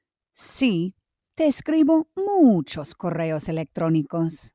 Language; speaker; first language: Spanish; non-native, learner; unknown